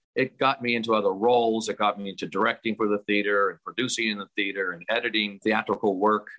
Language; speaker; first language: English; native; English